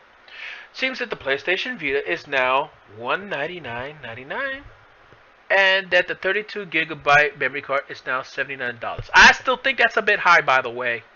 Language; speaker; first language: English; native; English